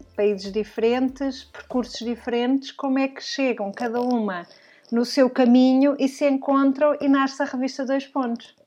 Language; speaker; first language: Portuguese; native; Portuguese